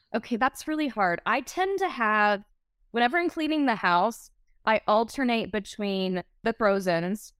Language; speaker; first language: English; native; English